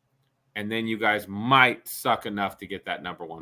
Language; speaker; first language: English; native; English